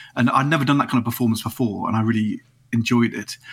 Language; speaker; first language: English; native; English